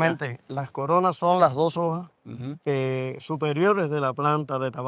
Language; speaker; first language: Spanish; native; Spanish